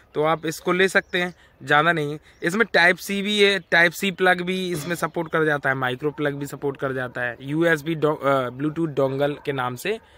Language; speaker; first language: Hindi; native; Hindi